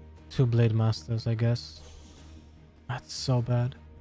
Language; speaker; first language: English; non-native, fluent; Polish